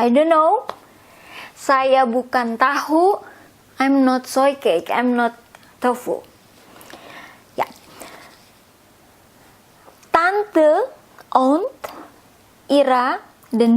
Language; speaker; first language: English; non-native, fluent; Indonesian